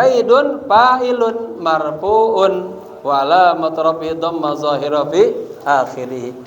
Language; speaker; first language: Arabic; non-native, fluent; Indonesian